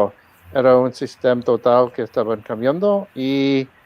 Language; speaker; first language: Spanish; early bilingual, heritage; Spanish